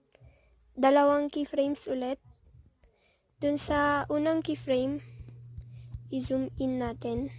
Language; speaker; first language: Filipino; native; Filipino